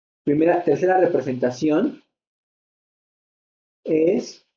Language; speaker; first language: Spanish; native; Spanish